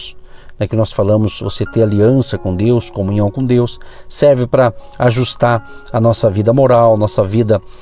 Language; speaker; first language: Portuguese; native; Portuguese